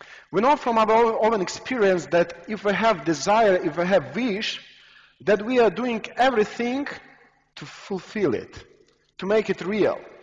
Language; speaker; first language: English; non-native, fluent; Ukrainian